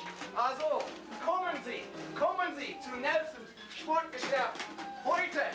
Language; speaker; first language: German; non-native, learner; English